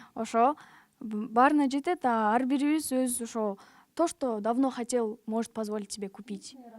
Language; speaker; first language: Kyrgyz; native; Kyrgyz